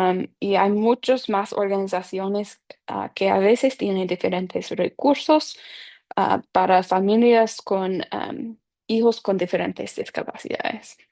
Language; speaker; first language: Spanish; non-native, fluent; English